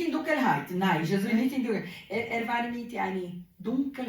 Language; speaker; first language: German; non-native, learner; Portuguese